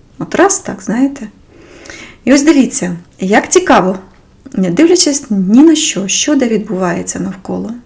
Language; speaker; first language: Ukrainian; non-native, local second language; Russian